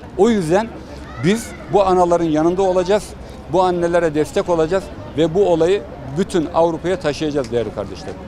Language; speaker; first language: Turkish; early bilingual, heritage; Turkish